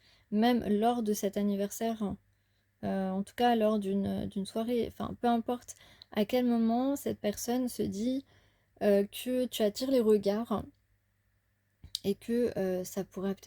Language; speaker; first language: French; native; French